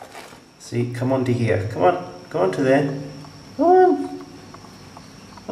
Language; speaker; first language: English; native; English